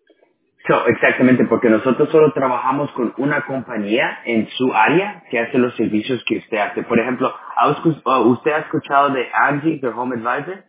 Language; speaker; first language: Spanish; early bilingual, other home language; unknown